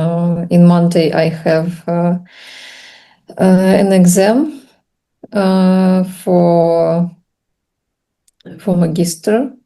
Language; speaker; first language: English; non-native, learner; Russian